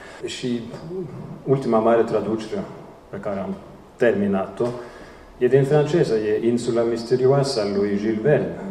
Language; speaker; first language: Romanian; non-native, fluent; Norwegian